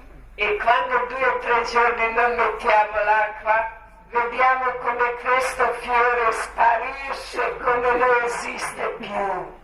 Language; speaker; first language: Italian; non-native, learner; Croatian